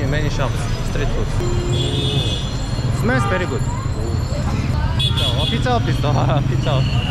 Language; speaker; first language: English; non-native, fluent; Korean